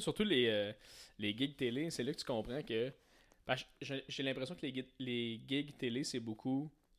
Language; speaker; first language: French; native; French